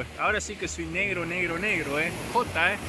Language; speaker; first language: Spanish; native; Spanish